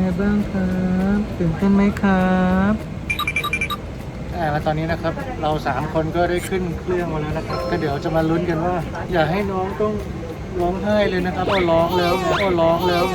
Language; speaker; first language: Thai; native; Thai